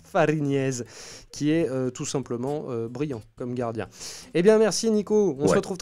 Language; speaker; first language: French; native; French